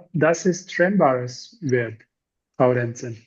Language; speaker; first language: German; non-native, learner; Urdu